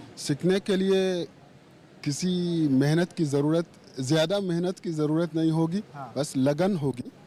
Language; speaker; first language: Hindi; non-native, fluent; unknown